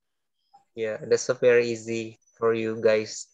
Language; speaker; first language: English; non-native, fluent; Indonesian